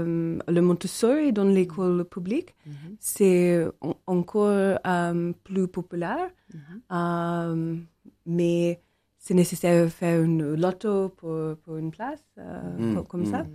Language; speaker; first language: French; non-native, learner; English